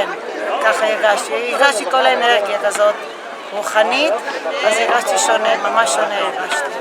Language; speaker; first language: Hebrew; early bilingual, heritage; Hebrew